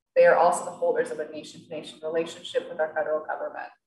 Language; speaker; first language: English; native; English